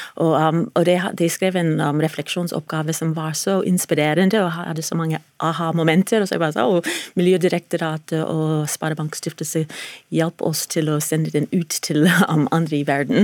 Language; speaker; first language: Norwegian; non-native, fluent; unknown